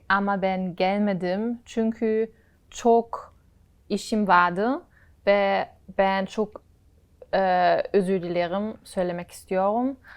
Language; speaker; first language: Turkish; non-native, learner; German